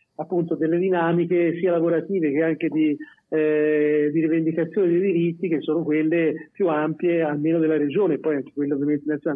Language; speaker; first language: Italian; native; Italian